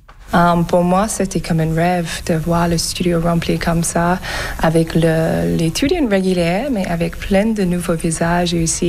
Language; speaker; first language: French; non-native, learner; English